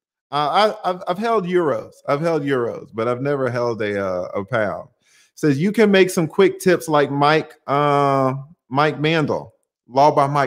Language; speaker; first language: English; native; English